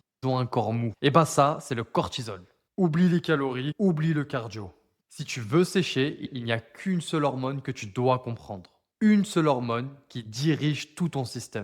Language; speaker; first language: French; native; French